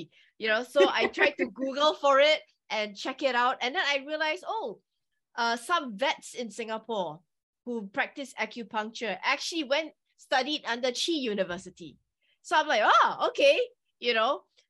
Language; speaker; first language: English; native; English